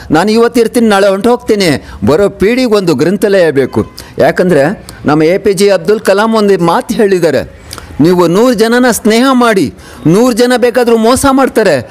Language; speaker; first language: Kannada; non-native, local second language; Urdu